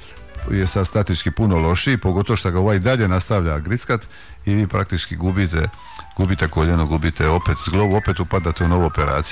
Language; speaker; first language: Croatian; native; Croatian